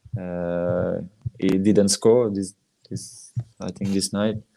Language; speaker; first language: English; non-native, learner; French